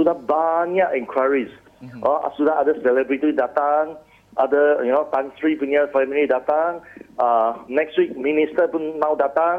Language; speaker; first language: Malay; non-native, local second language; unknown